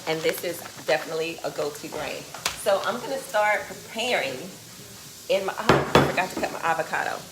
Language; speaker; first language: English; native; English